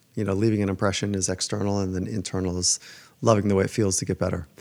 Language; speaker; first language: English; native; English